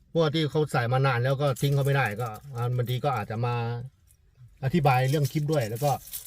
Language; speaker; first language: Thai; non-native, fluent; Chinese